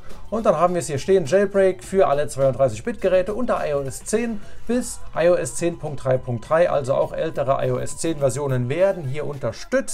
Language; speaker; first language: German; native; German